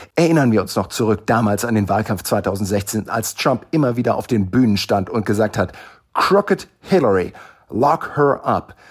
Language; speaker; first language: German; native; German